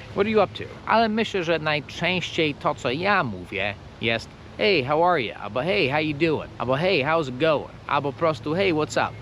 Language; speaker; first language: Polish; non-native, fluent; English